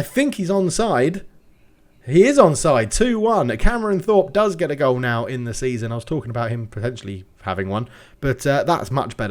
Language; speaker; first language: English; native; English